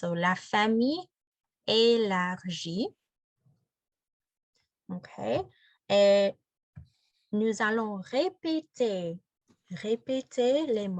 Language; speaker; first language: French; non-native, fluent; English